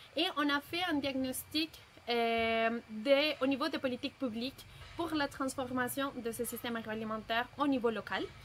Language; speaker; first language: French; non-native, fluent; Spanish